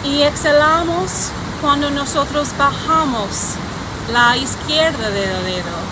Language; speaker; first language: Spanish; non-native, learner; English